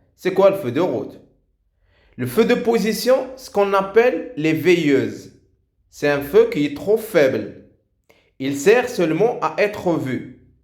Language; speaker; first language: French; non-native, local second language; Arabic